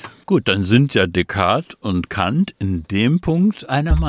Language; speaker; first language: German; native; German